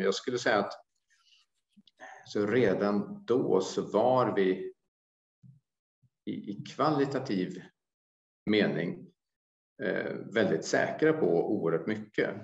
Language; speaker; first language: Swedish; native; Swedish